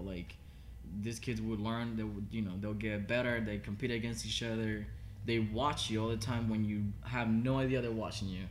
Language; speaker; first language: English; non-native, fluent; Spanish